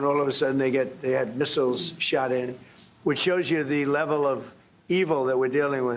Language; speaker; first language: English; native; English